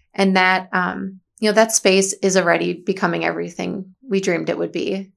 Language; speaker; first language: English; native; English